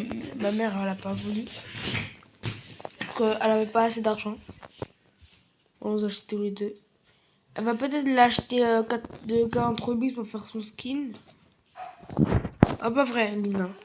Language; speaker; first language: French; native; French